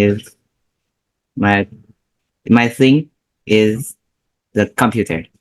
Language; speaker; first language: English; non-native, learner; Vietnamese